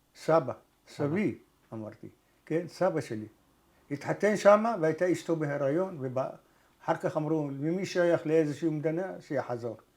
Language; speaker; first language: Hebrew; early bilingual, other home language; Arabic